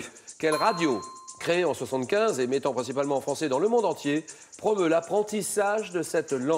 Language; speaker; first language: French; native; French